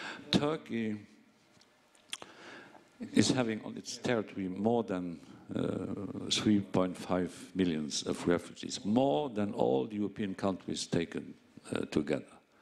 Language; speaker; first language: English; non-native, fluent; Luxembourgish